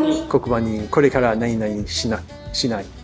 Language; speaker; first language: Japanese; non-native, learner; English